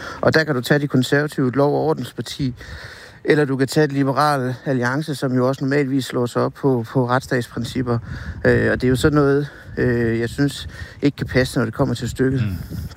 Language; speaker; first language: Danish; native; Danish